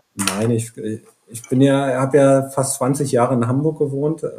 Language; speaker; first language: German; native; German